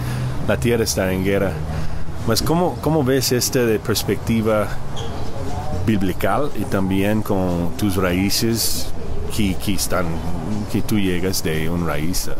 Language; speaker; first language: Spanish; early bilingual, heritage; Spanish